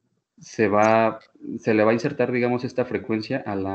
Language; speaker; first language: Spanish; native; Spanish